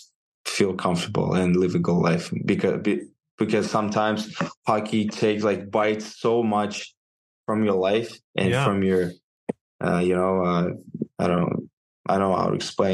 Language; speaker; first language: English; non-native, fluent; Russian